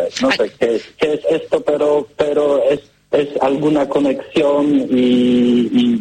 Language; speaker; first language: Spanish; non-native, learner; Polish